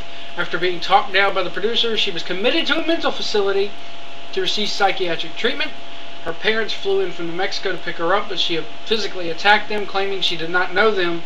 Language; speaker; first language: English; native; English